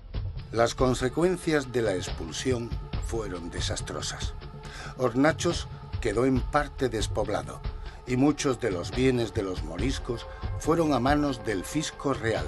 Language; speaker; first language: Spanish; native; Spanish